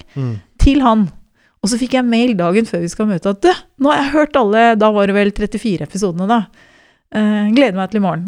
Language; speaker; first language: Norwegian; native; Norwegian